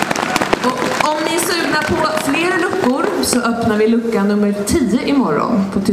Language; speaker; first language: Swedish; native; Swedish